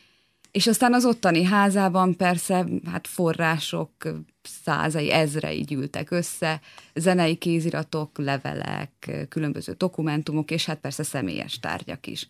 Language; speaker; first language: Hungarian; native; Hungarian